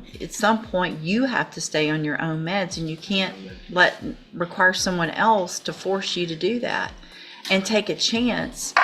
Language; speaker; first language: English; native; English